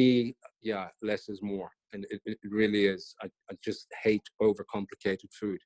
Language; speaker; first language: English; native; English